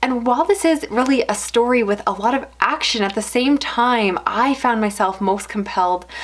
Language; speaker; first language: English; native; English